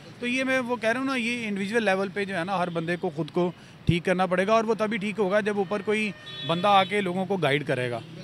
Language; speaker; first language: Urdu; native; Urdu